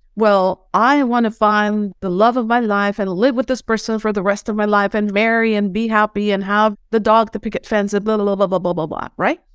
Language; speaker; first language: English; non-native, fluent; Spanish